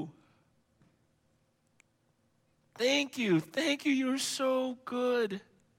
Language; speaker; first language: English; native; English